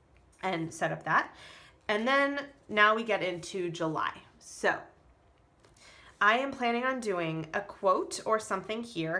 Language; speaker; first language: English; native; English